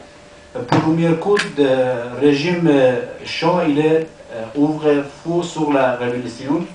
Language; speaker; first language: French; non-native, learner; Persian